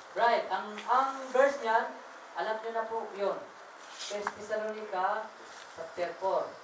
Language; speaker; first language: Filipino; non-native, local second language; Waray